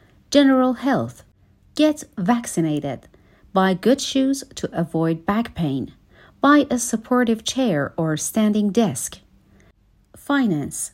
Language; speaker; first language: English; non-native, fluent; Persian